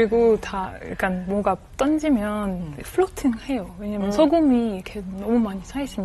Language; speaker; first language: Korean; non-native, fluent; French